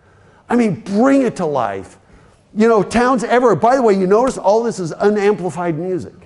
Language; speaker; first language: English; native; English